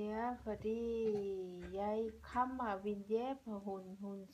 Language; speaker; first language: Danish; non-native, learner; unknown